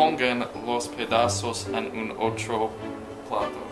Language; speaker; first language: Spanish; non-native, learner; English